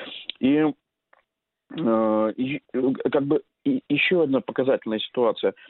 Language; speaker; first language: Russian; native; Russian